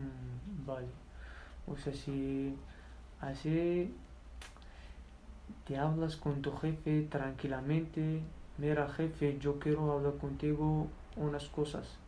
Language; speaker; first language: Spanish; non-native, learner; Berber languages